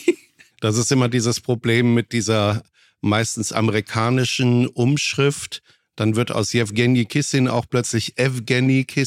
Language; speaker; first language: German; native; German